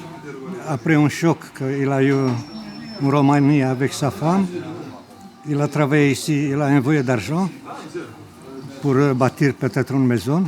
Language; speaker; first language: French; non-native, fluent; Romanian